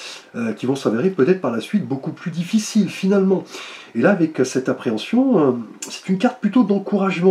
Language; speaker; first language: French; native; French